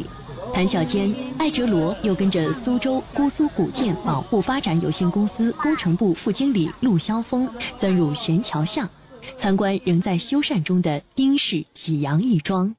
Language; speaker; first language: Chinese; native; Chinese